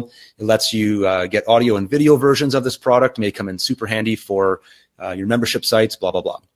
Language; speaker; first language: English; native; English